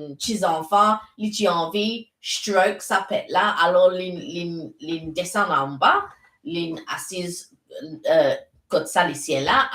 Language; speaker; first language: French; non-native, learner; English